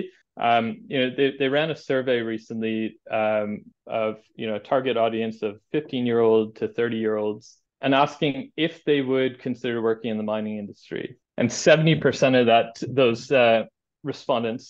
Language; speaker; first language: English; native; English